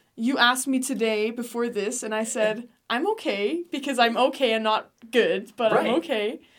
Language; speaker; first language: English; non-native, fluent; Danish